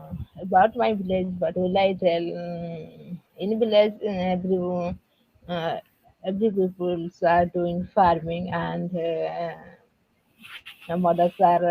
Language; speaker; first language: English; non-native, learner; Odia